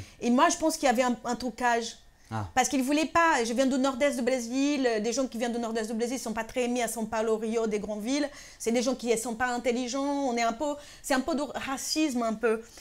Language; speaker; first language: French; non-native, fluent; Portuguese